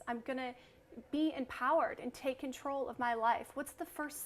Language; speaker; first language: English; native; English